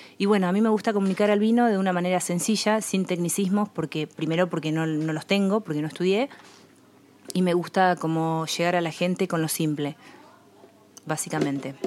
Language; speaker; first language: Spanish; native; Spanish